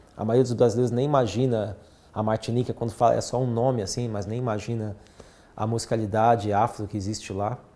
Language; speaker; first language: Portuguese; native; Portuguese